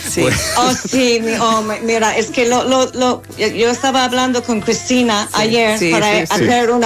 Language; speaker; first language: Spanish; non-native, fluent; English